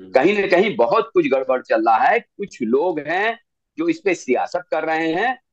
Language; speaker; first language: Hindi; native; Hindi